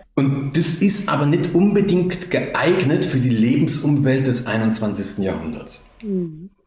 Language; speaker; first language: German; native; German